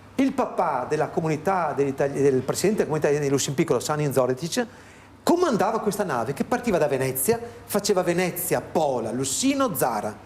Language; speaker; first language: Italian; native; Italian